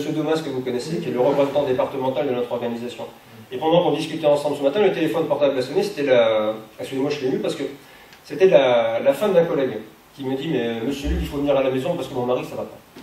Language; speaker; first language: French; native; French